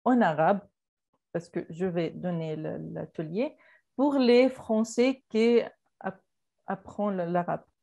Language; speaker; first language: French; non-native, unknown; Arabic